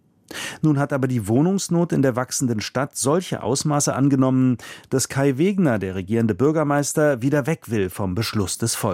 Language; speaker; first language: German; native; German